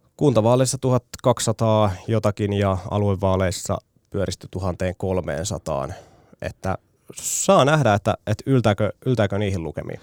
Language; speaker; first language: Finnish; native; Finnish